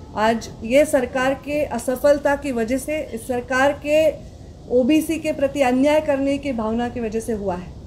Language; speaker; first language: Hindi; non-native, local second language; Marathi